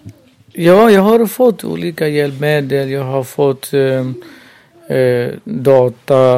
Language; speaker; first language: Swedish; non-native, local second language; Burmese